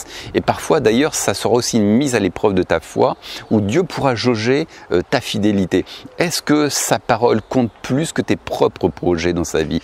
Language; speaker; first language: French; native; French